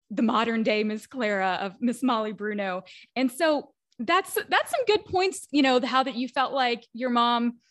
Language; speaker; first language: English; native; English